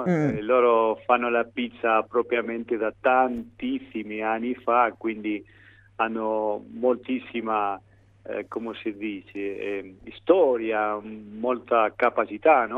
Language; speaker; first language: Italian; non-native, fluent; Spanish